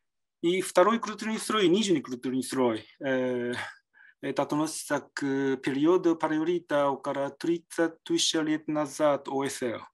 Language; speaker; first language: Russian; non-native, learner; Japanese